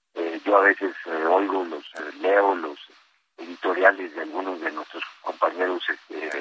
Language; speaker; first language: Spanish; native; Spanish